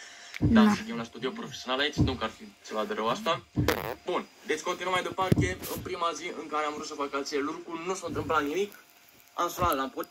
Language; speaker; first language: Romanian; native; Romanian